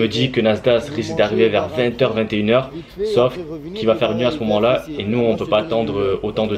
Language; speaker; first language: French; native; French